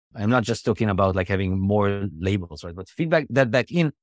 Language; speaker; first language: English; non-native, fluent; Hebrew